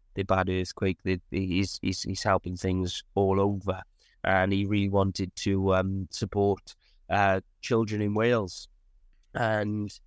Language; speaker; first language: English; native; English